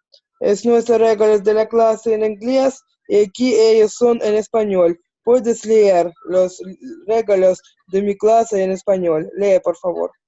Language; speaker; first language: Spanish; non-native, learner; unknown